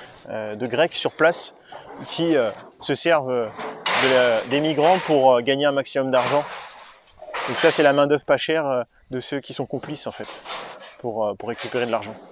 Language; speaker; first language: French; native; French